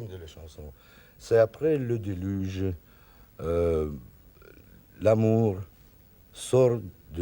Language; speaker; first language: French; non-native, learner; Russian